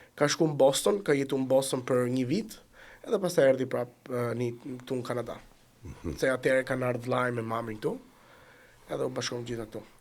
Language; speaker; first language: Albanian; early bilingual, heritage; Italian